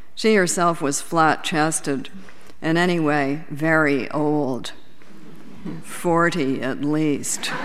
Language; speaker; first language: English; native; English